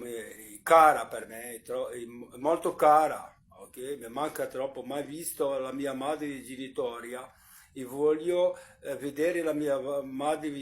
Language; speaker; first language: Italian; non-native, learner; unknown